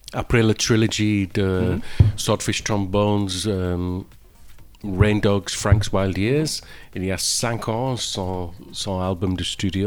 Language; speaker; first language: French; non-native, learner; English